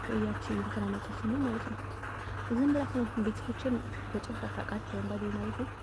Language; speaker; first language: Amharic; native; Amharic